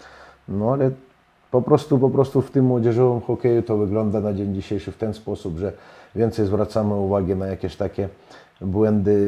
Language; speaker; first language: Polish; non-native, fluent; Russian